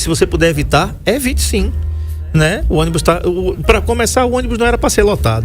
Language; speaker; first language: Portuguese; native; Portuguese